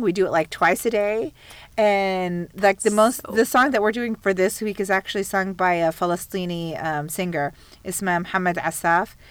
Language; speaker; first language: English; early bilingual, other home language; Arabic